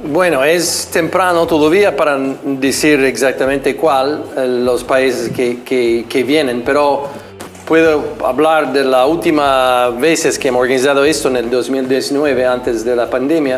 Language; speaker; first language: Spanish; non-native, fluent; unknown